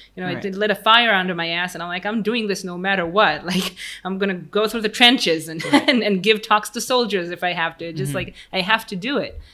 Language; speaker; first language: English; non-native, fluent; Hebrew